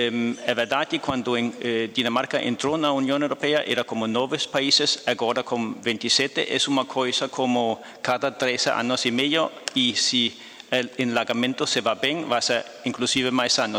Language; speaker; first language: Portuguese; non-native, fluent; Danish